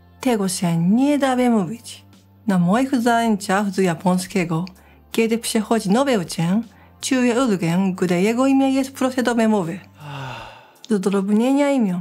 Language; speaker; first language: Polish; non-native, fluent; Japanese